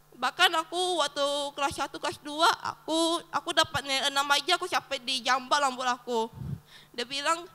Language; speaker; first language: Indonesian; early bilingual, other home language; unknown